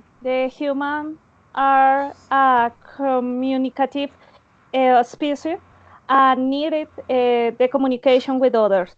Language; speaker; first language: English; non-native, learner; Spanish